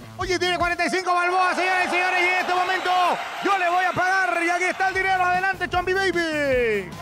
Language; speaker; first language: Spanish; native; Spanish